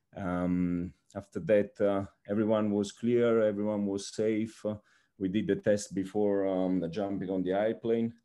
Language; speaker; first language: English; non-native, fluent; Italian